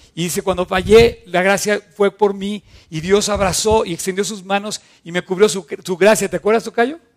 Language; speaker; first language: Spanish; native; Spanish